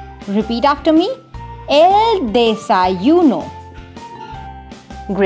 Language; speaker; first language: Spanish; non-native, fluent; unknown